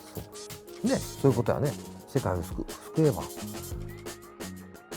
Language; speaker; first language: Japanese; native; Japanese